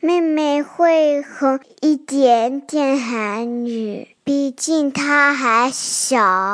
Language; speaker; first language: Chinese; early bilingual, heritage; Chinese